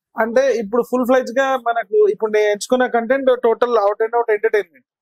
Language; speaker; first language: Telugu; native; Telugu